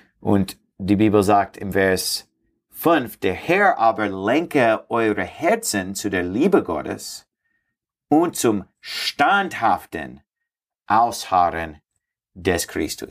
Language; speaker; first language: German; non-native, learner; English